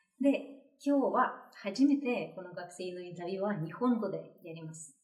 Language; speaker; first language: Japanese; non-native, fluent; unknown